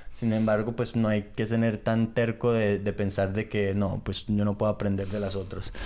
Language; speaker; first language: Spanish; early bilingual, heritage; Spanish